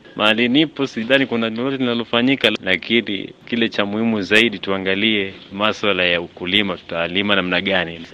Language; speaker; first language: Swahili; non-native, local second language; Kamba